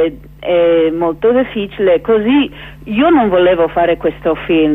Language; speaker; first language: Italian; non-native, fluent; English